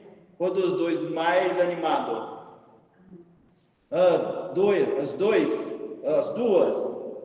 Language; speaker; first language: Portuguese; non-native, fluent; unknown